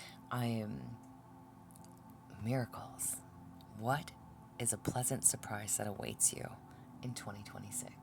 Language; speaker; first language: English; native; English